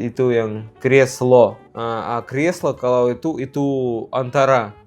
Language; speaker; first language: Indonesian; non-native, learner; Russian